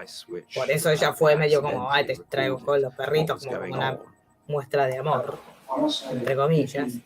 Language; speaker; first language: Spanish; native; Spanish